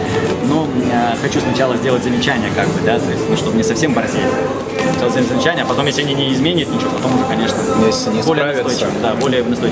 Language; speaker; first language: Russian; native; Russian